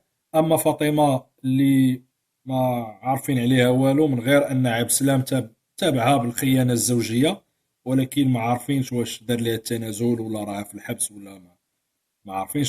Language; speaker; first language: Arabic; native; Arabic